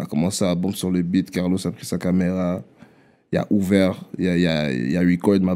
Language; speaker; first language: French; native; French